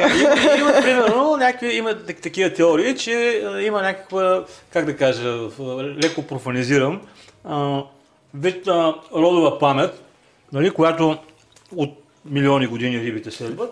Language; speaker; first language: Bulgarian; native; Bulgarian